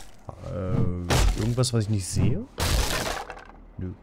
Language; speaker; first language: German; native; German